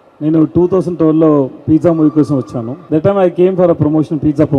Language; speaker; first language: Telugu; non-native, learner; Tamil